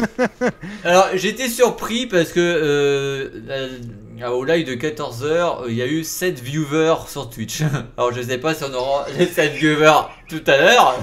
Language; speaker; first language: French; native; French